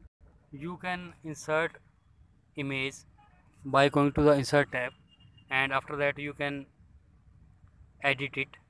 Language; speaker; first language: English; non-native, local second language; Hindi